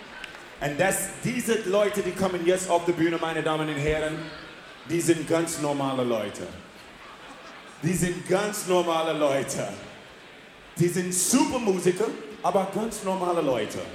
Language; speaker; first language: German; non-native, fluent; English